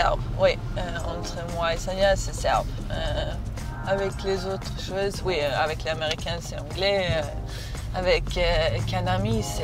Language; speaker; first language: French; non-native, learner; Serbian